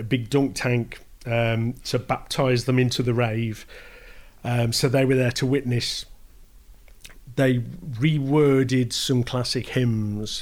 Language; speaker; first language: English; native; English